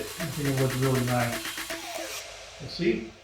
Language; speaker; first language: English; native; English